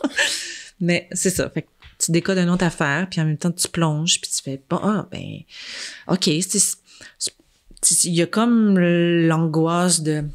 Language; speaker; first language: French; native; French